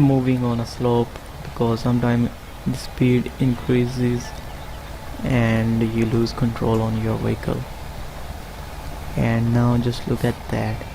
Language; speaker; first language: English; non-native, fluent; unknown